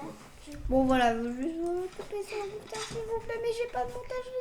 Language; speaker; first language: French; native; French